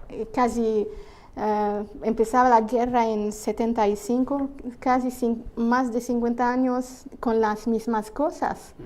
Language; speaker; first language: Spanish; non-native, fluent; Arabic